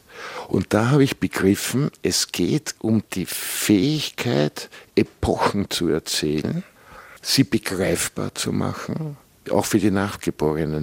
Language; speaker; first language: German; native; German